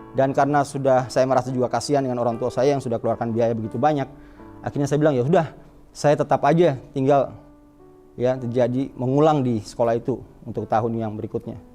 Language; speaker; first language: Indonesian; native; Indonesian